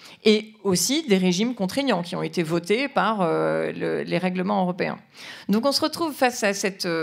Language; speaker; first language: French; native; French